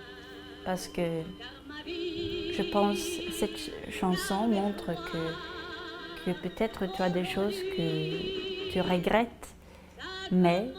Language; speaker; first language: French; non-native, fluent; Swedish